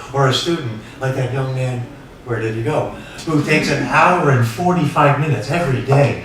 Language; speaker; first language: English; native; English